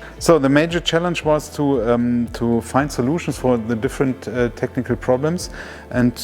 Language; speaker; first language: English; non-native, fluent; German